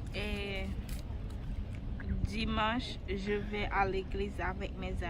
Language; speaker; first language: French; non-native, learner; Haitian Creole